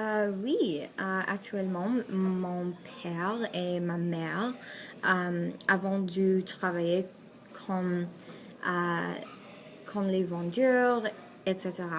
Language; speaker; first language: French; non-native, learner; Persian